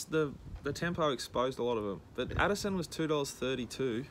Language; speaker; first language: English; native; English